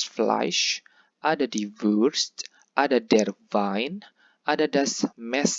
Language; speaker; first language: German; non-native, fluent; Indonesian